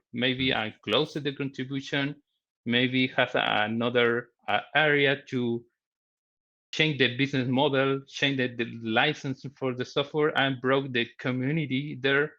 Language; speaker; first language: English; non-native, learner; Spanish